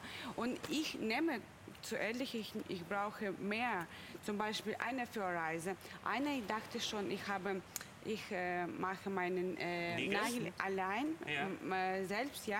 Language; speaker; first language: German; non-native, fluent; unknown